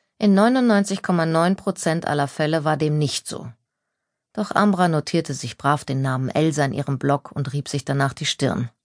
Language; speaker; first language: German; native; German